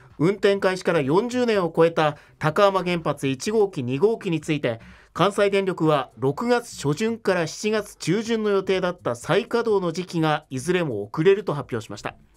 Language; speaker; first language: Japanese; native; Japanese